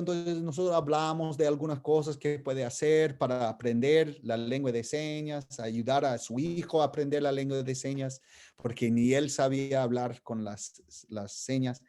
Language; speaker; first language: Spanish; non-native, fluent; English